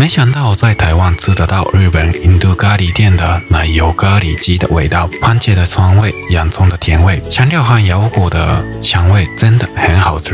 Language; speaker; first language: Chinese; non-native, fluent; Japanese